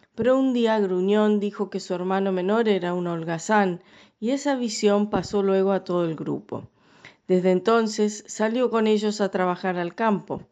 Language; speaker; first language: Spanish; non-native, fluent; English